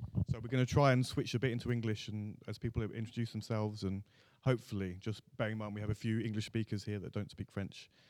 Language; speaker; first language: English; native; English